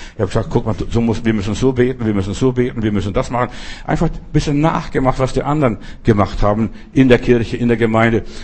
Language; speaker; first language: German; non-native, fluent; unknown